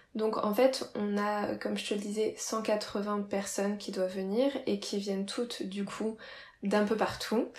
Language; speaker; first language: French; native; French